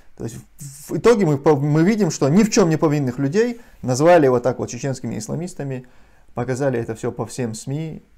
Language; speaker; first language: Russian; non-native, local second language; Chechen